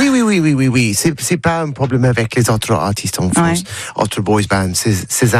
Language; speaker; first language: French; non-native, learner; English